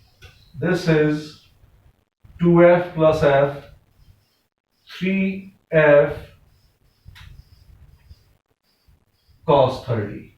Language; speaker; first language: English; non-native, local second language; Hindi